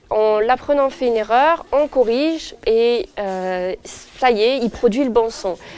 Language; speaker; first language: French; native; French